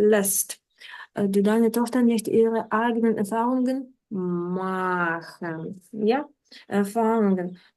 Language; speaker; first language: German; non-native, fluent; Ukrainian